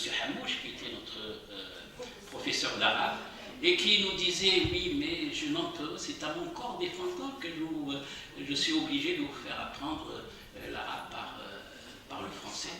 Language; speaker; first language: French; non-native, local second language; Arabic